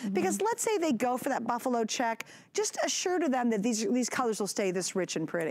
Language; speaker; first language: English; native; English